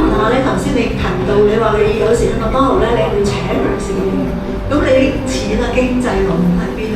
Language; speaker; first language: Cantonese; native; Cantonese